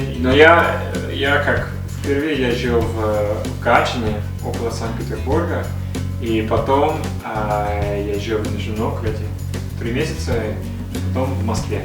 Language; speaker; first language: Russian; non-native, learner; English